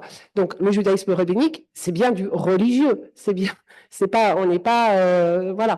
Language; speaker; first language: French; native; French